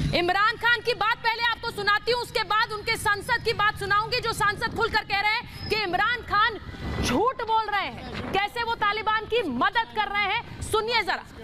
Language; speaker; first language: Hindi; native; Hindi